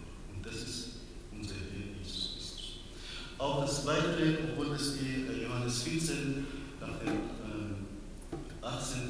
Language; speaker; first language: German; non-native, learner; Persian